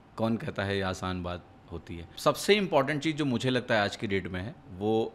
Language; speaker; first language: Hindi; native; Hindi